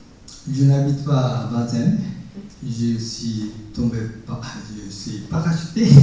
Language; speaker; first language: French; non-native, fluent; Japanese